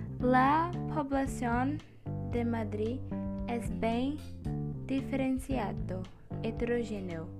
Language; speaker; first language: Spanish; non-native, learner; Portuguese